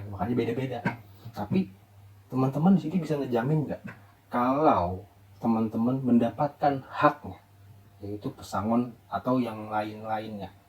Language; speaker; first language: Indonesian; native; Indonesian